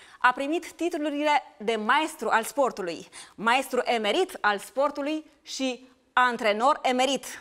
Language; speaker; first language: Romanian; native; Romanian